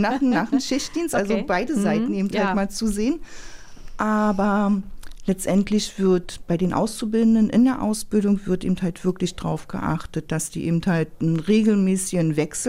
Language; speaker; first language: German; native; German